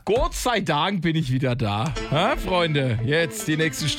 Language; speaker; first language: German; native; German